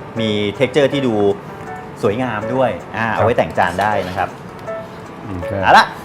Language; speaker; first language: Thai; native; Thai